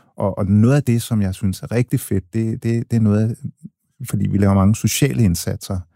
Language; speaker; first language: Danish; early bilingual, other home language; English